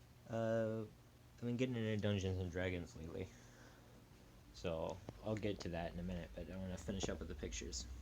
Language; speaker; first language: English; native; English